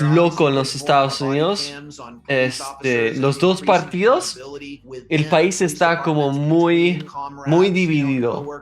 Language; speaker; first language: Spanish; non-native, fluent; English